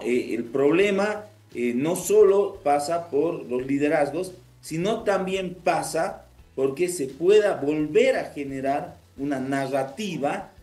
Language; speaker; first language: Spanish; native; Spanish